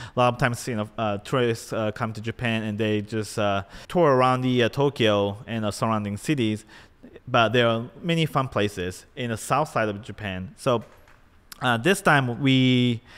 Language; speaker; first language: English; non-native, fluent; Japanese